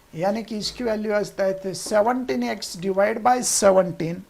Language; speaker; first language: Hindi; non-native, local second language; Marathi